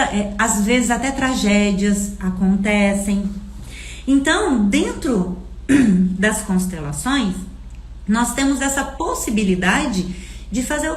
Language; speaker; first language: Portuguese; native; Portuguese